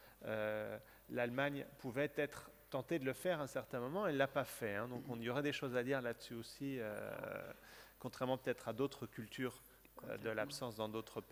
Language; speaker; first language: French; native; French